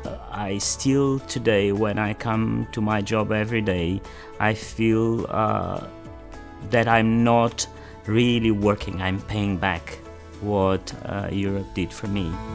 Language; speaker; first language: English; non-native, fluent; Portuguese